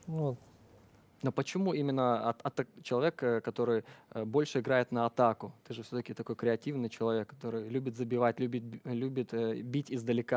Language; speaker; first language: Russian; native; Russian